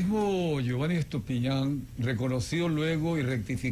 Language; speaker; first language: Spanish; native; Spanish